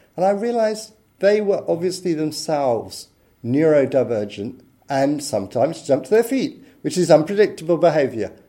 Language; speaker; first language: English; native; English